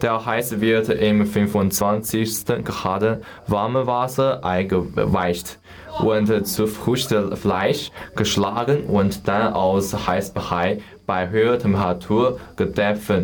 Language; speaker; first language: German; non-native, learner; Chinese